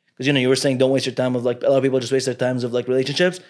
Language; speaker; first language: English; early bilingual, other home language; Arabic